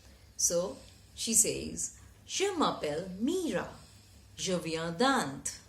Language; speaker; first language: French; non-native, fluent; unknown